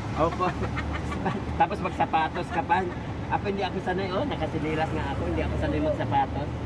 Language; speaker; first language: Filipino; non-native, local second language; Cebuano